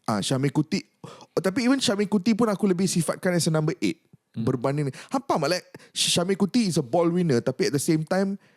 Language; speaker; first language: Malay; native; Malay